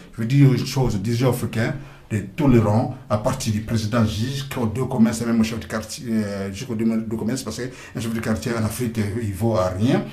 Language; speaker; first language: French; non-native, local second language; Lingala